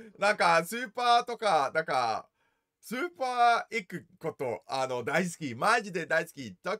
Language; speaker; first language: Japanese; non-native, learner; English